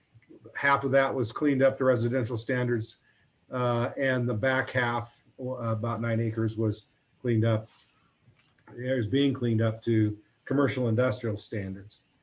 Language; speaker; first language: English; native; English